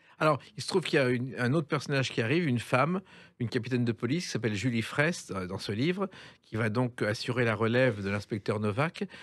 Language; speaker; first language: French; native; French